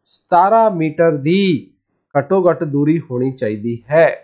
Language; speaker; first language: Hindi; non-native, local second language; Punjabi